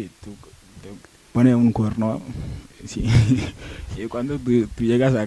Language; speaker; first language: Spanish; non-native, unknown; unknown